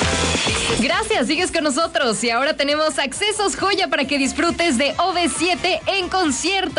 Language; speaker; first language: Spanish; native; Spanish